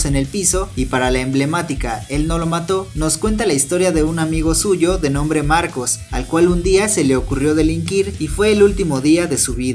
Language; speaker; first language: Spanish; native; Spanish